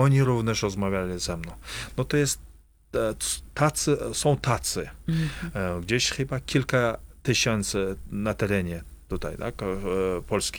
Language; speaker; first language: Polish; non-native, fluent; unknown